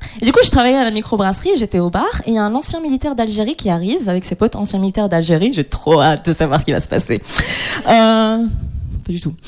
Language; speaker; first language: French; non-native, local second language; Arabic